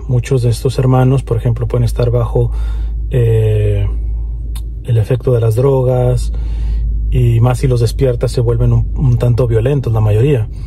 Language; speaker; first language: Spanish; native; Spanish